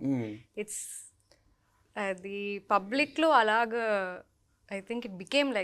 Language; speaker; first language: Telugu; non-native, local second language; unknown